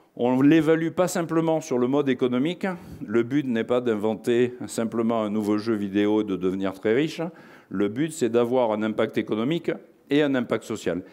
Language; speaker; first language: French; native; French